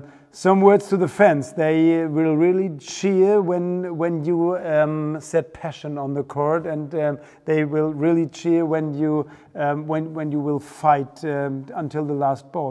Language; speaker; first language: English; non-native, fluent; German